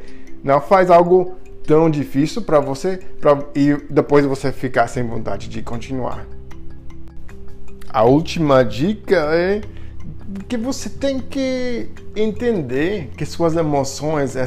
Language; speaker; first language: Portuguese; non-native, fluent; English